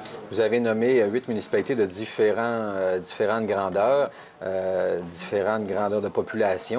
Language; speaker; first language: French; native; French